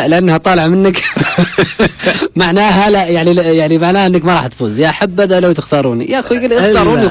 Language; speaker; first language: Arabic; native; Arabic